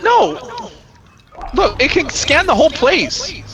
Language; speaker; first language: English; native; English